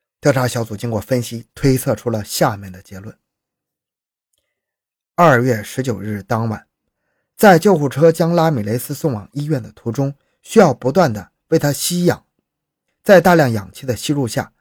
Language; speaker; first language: Chinese; native; Chinese